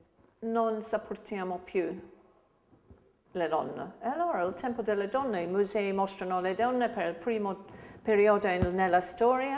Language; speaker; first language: Italian; non-native, fluent; English